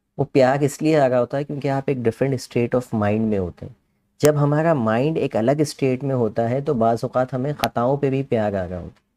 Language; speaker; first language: Urdu; native; Urdu